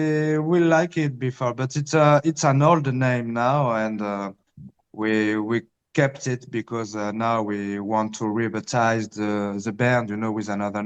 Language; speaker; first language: English; early bilingual, heritage; Spanish